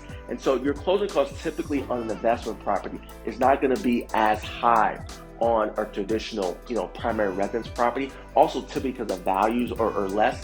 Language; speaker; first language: English; native; English